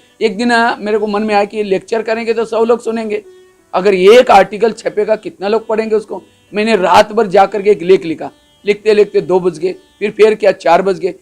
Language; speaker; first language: Hindi; non-native, local second language; Marathi